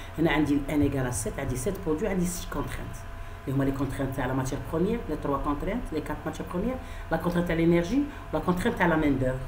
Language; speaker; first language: French; non-native, local second language; Arabic